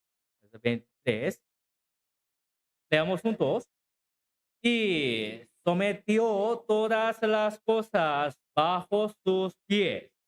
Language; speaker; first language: Spanish; non-native, learner; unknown